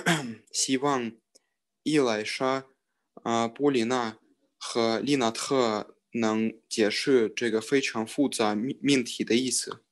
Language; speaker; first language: Chinese; non-native, learner; Russian